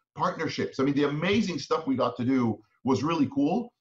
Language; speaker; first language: English; non-native, fluent; Hebrew